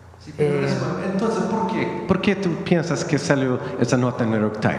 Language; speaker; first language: Spanish; non-native, fluent; Swedish